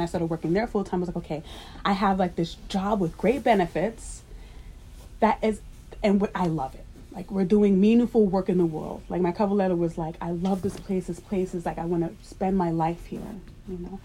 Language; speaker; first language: English; native; English